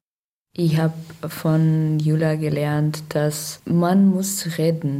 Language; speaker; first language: German; non-native, learner; Russian